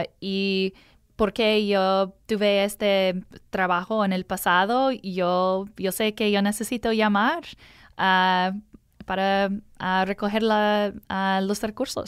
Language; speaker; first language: Spanish; non-native, learner; English